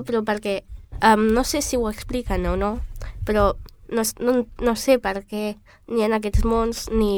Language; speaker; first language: Catalan; non-native, local second language; Spanish